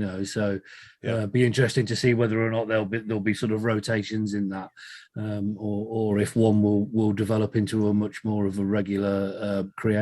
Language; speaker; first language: English; native; English